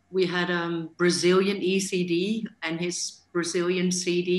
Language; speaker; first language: English; non-native, fluent; Dutch